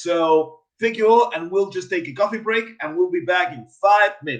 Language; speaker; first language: English; non-native, fluent; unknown